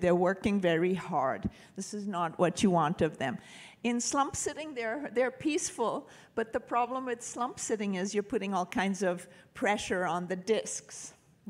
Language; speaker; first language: English; native; English